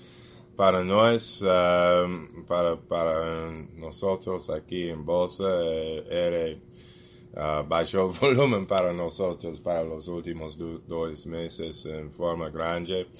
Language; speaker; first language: Portuguese; non-native, fluent; English